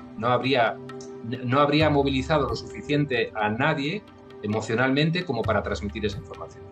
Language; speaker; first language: Spanish; native; Spanish